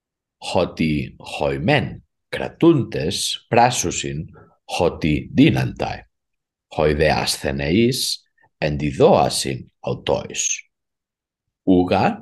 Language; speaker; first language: Greek; non-native, fluent; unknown